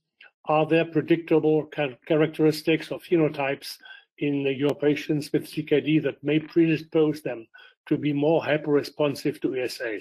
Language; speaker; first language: English; non-native, fluent; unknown